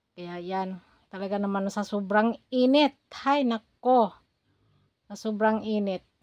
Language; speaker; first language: Filipino; non-native, local second language; Cebuano